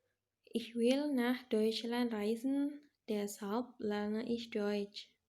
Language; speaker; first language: German; non-native, learner; Indonesian